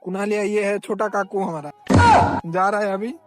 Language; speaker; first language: Hindi; non-native, local second language; Bangla